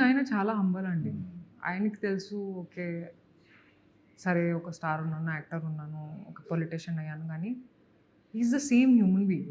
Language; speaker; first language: Telugu; non-native, fluent; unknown